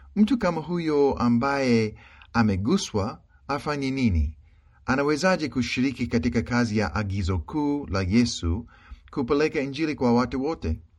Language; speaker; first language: Swahili; native; Swahili